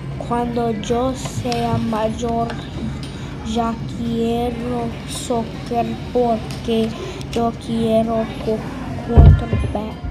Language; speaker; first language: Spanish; non-native, learner; English